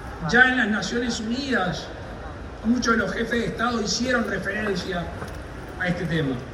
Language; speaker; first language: Spanish; native; Spanish